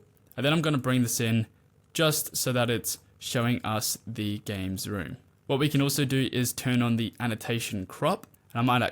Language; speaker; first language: English; native; English